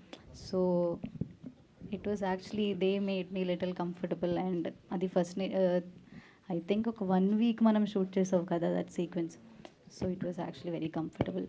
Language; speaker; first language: Telugu; non-native, learner; Malayalam